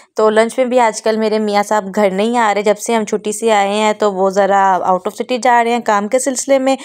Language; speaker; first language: Urdu; non-native, local second language; Punjabi